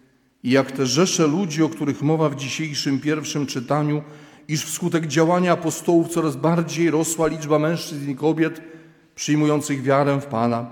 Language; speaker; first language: Polish; native; Polish